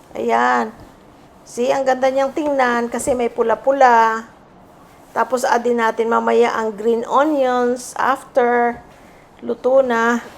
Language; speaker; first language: Filipino; native; Filipino